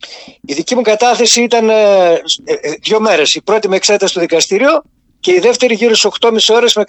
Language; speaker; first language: Greek; native; Greek